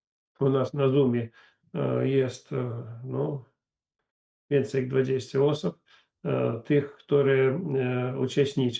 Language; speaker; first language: Polish; non-native, learner; Russian